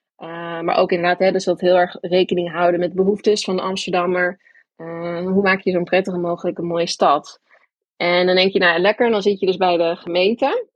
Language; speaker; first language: Dutch; early bilingual, other home language; English